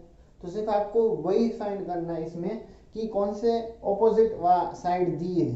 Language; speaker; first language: Hindi; non-native, local second language; Gujarati